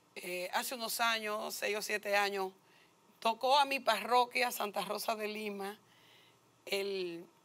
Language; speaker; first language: Spanish; native; Spanish